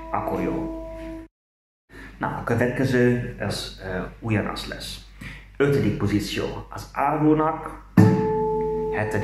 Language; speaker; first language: Hungarian; non-native, learner; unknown